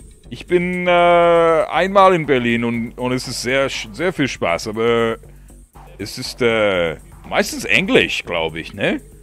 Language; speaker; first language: German; early bilingual, heritage; German